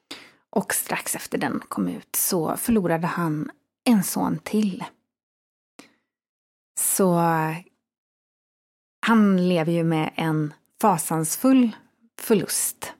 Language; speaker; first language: Swedish; native; Swedish